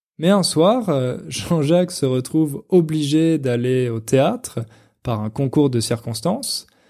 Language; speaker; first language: French; native; French